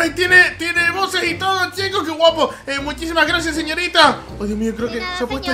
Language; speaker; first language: Spanish; native; Spanish